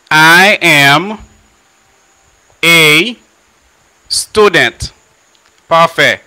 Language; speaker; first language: English; non-native, fluent; Haitian Creole